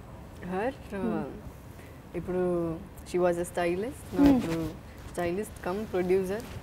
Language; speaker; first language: Telugu; non-native, fluent; Malayalam